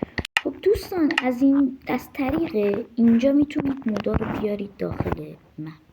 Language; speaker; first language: Persian; native; Persian